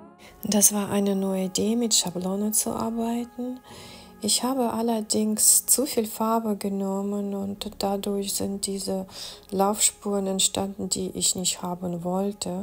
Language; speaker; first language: German; non-native, fluent; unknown